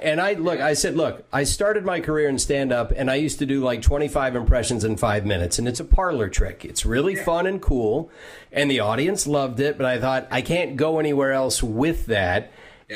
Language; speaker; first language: English; native; English